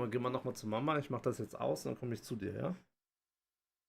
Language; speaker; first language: German; early bilingual, heritage; German